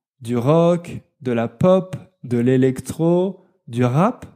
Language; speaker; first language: French; native; French